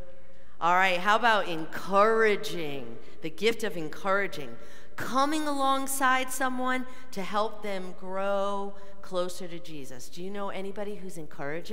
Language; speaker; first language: English; native; English